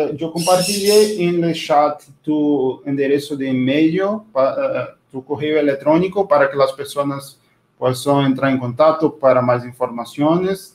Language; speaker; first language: Spanish; non-native, fluent; Portuguese